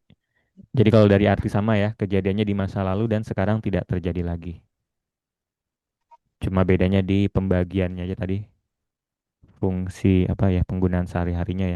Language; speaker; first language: Indonesian; native; Indonesian